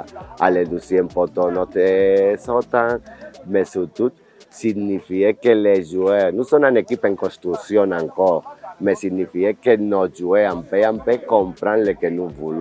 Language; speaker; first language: French; non-native, learner; Spanish